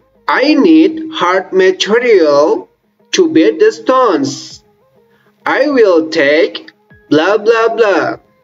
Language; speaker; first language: English; non-native, learner; Indonesian